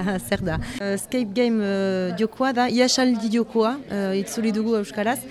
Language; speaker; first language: Basque; native; Basque